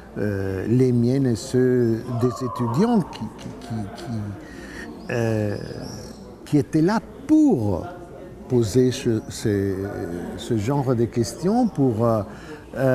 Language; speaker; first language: French; non-native, fluent; Italian